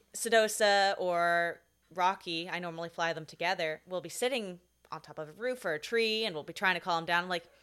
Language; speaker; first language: English; native; English